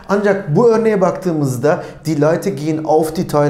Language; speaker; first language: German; non-native, fluent; Turkish